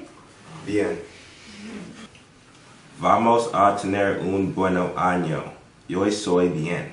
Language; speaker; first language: Spanish; non-native, learner; English